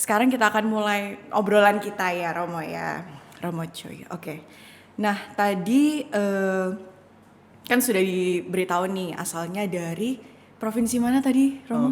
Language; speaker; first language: Indonesian; native; Indonesian